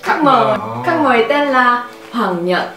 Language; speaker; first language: Vietnamese; non-native, learner; Korean